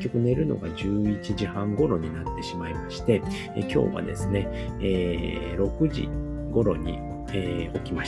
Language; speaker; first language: Japanese; native; Japanese